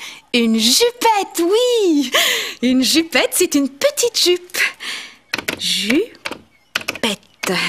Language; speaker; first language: French; native; French